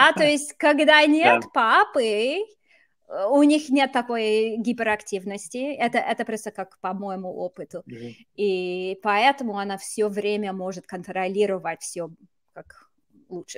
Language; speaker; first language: Russian; non-native, fluent; English